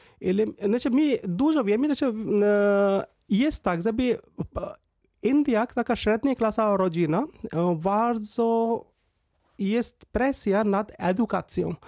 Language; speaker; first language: Polish; non-native, fluent; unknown